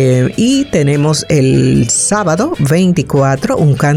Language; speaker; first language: Spanish; native; Spanish